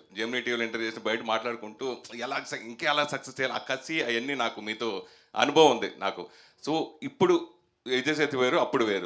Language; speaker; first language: Telugu; native; Telugu